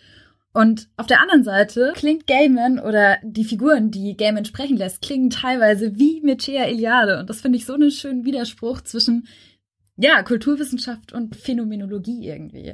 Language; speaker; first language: German; native; German